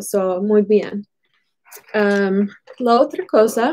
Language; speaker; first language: Spanish; non-native, fluent; English